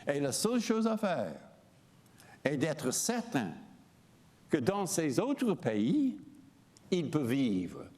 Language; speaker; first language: French; non-native, fluent; English